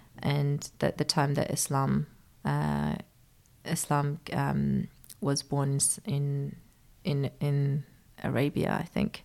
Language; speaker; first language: English; early bilingual, other home language; Persian